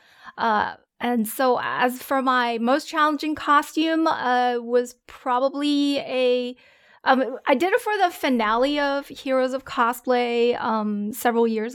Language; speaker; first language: English; non-native, fluent; Chinese